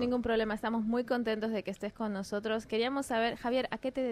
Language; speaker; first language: Spanish; native; Spanish